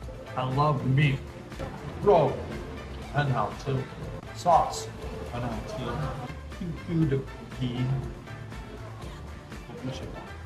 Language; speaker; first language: Chinese; non-native, learner; English